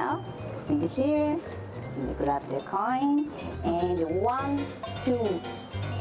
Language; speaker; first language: English; non-native, learner; Japanese